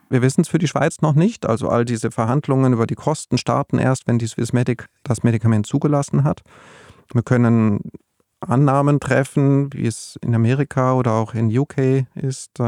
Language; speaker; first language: German; native; German